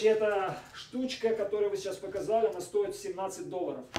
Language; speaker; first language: Russian; native; Russian